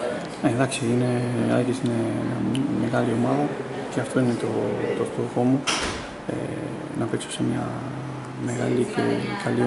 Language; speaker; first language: Greek; non-native, fluent; Spanish